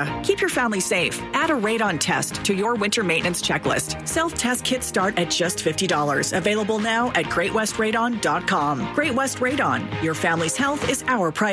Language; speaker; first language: English; native; English